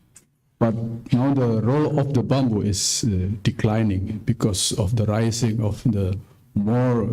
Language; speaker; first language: English; non-native, fluent; Indonesian